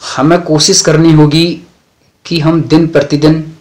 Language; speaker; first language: Hindi; native; Hindi